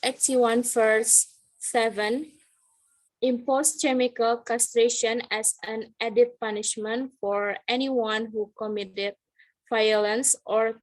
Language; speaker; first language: English; non-native, learner; Indonesian